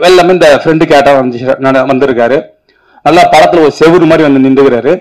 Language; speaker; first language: Tamil; native; Tamil